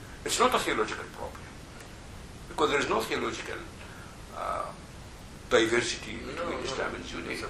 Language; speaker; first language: English; non-native, fluent; Arabic